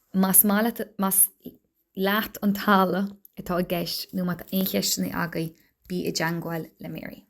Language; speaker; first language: Irish; native; Irish